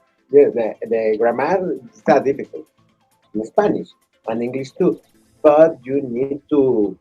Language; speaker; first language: English; non-native, learner; Spanish